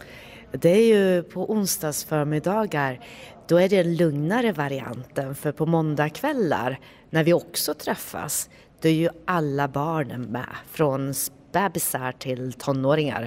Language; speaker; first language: Swedish; native; Swedish